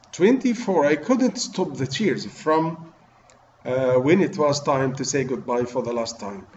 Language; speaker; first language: English; non-native, fluent; Arabic